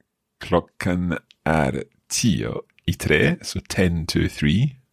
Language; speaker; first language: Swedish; non-native, learner; English